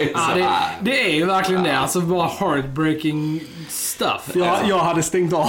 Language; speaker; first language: Swedish; native; Swedish